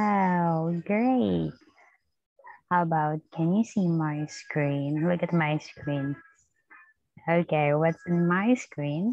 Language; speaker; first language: English; non-native, fluent; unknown